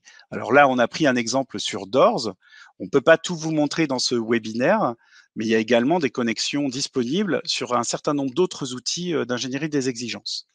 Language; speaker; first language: French; native; French